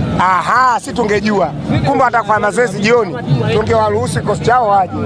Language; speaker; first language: Swahili; native; Swahili